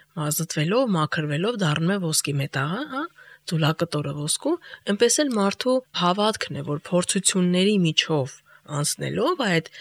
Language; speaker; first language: Armenian; native; Armenian